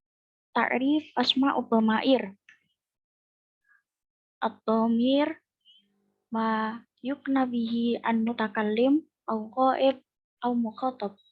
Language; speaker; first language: Arabic; non-native, learner; Indonesian